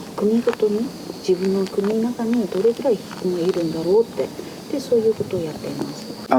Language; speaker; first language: Japanese; non-native, fluent; Chinese